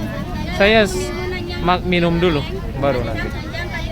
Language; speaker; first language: Indonesian; native; Indonesian